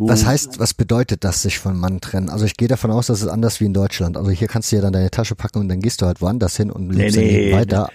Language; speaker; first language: German; native; German